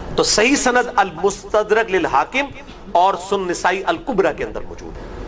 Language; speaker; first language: Urdu; non-native, local second language; Punjabi